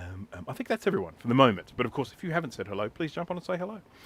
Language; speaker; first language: English; native; English